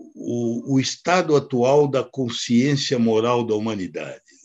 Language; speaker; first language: Portuguese; native; Portuguese